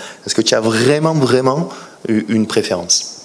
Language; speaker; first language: French; native; French